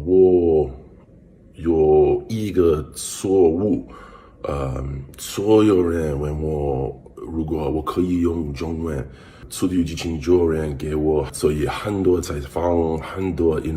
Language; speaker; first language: Chinese; non-native, learner; English